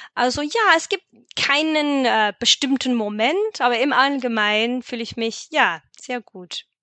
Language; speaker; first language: German; non-native, fluent; English